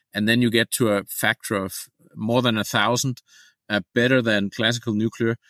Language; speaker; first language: English; non-native, fluent; Danish